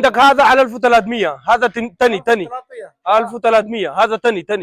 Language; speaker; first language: Arabic; non-native, learner; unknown